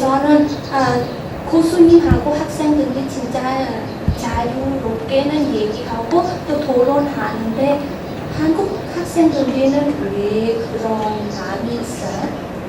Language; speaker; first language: Korean; non-native, learner; Vietnamese